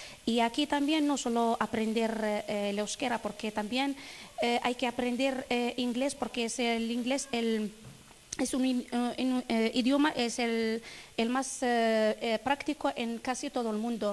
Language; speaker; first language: Spanish; non-native, fluent; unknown